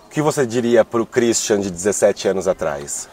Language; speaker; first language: Portuguese; native; Portuguese